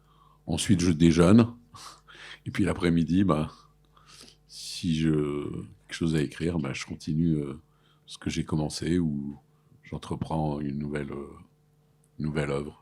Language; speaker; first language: French; early bilingual, other home language; Arabic